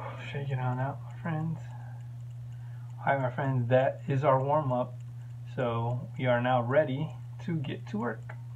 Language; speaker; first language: English; early bilingual, other home language; Spanish